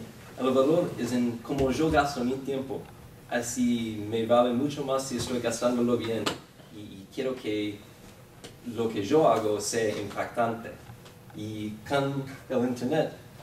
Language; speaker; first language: Spanish; non-native, fluent; English